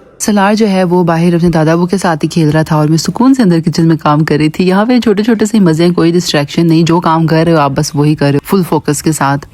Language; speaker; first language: Urdu; native; Urdu